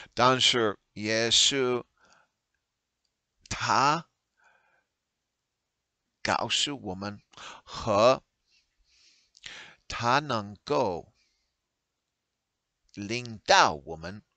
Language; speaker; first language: Chinese; non-native, learner; English